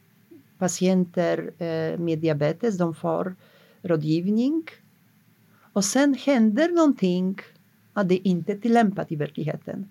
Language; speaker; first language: Swedish; non-native, fluent; Polish